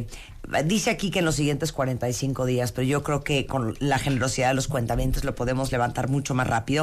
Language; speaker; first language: Spanish; native; Spanish